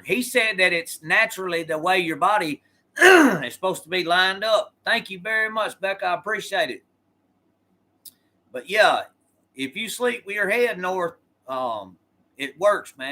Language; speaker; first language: English; native; English